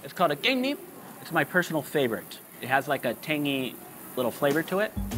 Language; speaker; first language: English; native; English